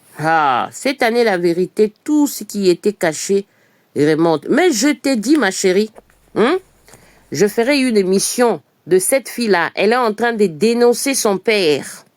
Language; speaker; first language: French; non-native, local second language; Lingala